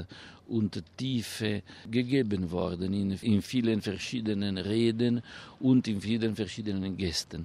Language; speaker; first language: German; non-native, fluent; Italian